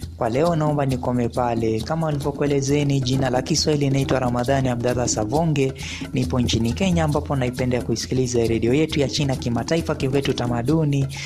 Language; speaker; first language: Swahili; non-native, local second language; Luyia